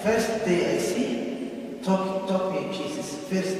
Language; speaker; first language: English; non-native, learner; Somali